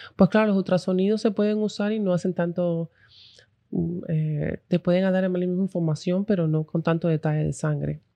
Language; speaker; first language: Spanish; early bilingual, heritage; Spanish